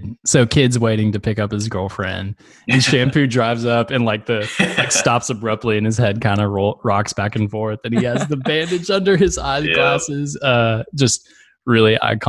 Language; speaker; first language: English; native; English